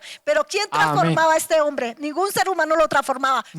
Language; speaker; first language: Spanish; native; Spanish